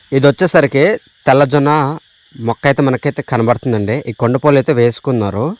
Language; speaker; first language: Telugu; native; Telugu